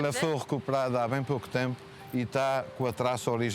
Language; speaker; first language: Portuguese; native; Portuguese